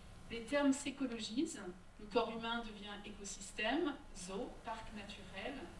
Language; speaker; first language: French; native; French